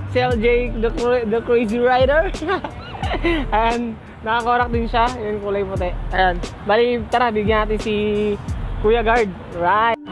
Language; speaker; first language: Filipino; non-native, local second language; Bikol